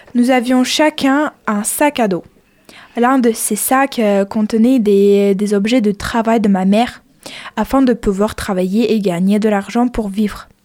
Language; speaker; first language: French; non-native, fluent; Ukrainian